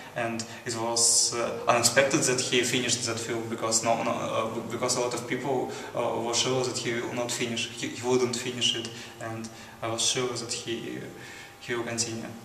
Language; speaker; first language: English; non-native, fluent; Russian